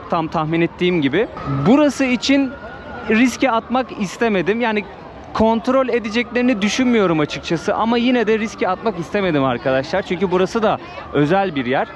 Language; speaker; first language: Turkish; native; Turkish